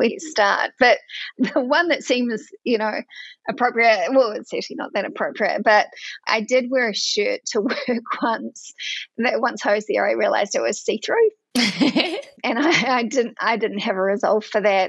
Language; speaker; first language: English; native; English